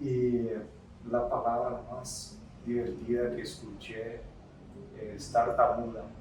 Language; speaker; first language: Spanish; non-native, fluent; Portuguese